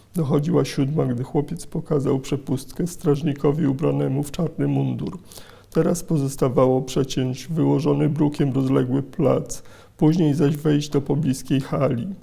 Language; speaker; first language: Polish; native; Polish